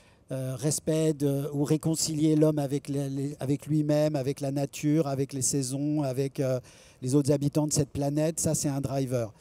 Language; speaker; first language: French; native; French